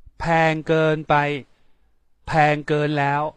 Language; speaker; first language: Thai; non-native, fluent; Chinese